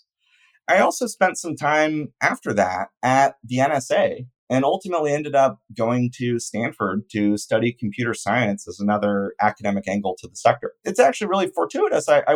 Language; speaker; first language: English; native; English